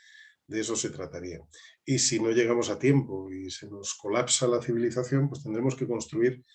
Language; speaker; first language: Spanish; native; Spanish